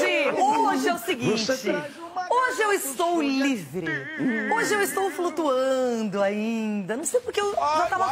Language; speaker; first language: Portuguese; native; Portuguese